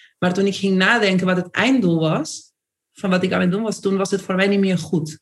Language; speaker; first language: Dutch; non-native, fluent; Spanish